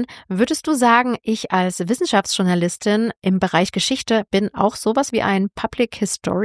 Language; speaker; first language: German; native; German